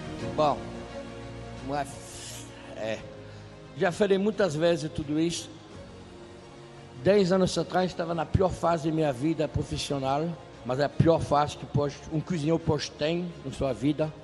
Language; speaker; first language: Portuguese; non-native, fluent; French